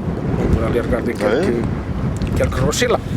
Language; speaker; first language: French; non-native, fluent; Portuguese